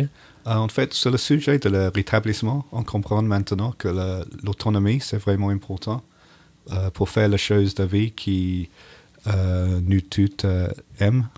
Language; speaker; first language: French; non-native, learner; English